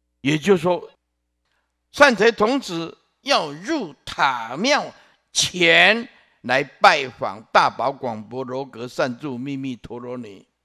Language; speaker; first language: Chinese; non-native, local second language; Min Nan Chinese